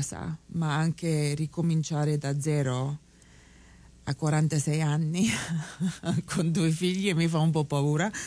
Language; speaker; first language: Italian; early bilingual, heritage; Italian